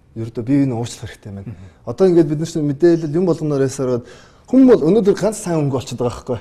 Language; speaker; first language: Mongolian; native; Mongolian